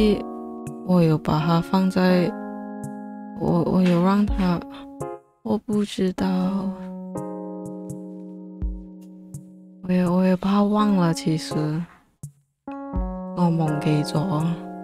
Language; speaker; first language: Chinese; early bilingual, other home language; English